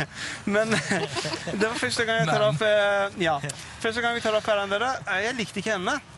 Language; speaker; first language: Norwegian; non-native, fluent; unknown